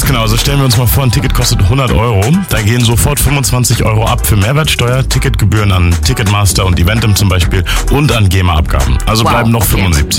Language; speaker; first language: German; native; German